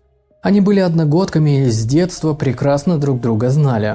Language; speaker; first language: Russian; native; Russian